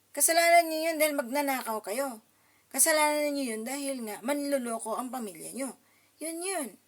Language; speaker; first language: Filipino; non-native, local second language; Cebuano